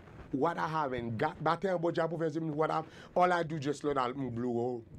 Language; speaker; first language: English; non-native, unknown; Haitian Creole